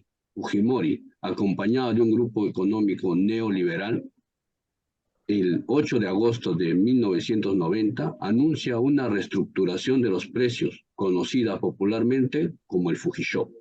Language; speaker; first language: Spanish; native; Spanish